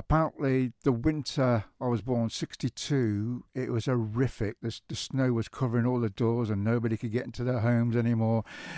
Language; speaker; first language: English; native; English